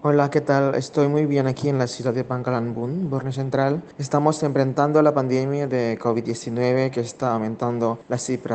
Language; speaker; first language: Spanish; non-native, fluent; Indonesian